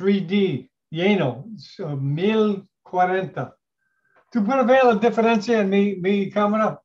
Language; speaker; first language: Spanish; non-native, learner; English